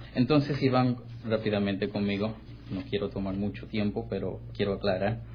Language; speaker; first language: Spanish; non-native, fluent; English